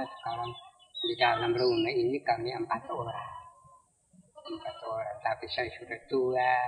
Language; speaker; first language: Indonesian; non-native, local second language; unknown